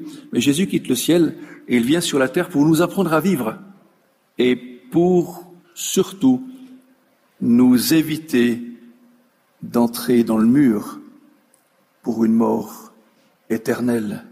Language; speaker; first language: French; native; French